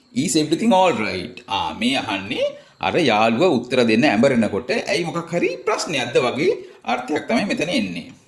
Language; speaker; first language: Sinhala; native; Sinhala